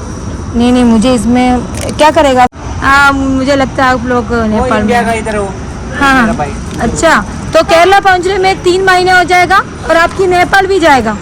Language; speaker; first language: Hindi; non-native, local second language; Malayalam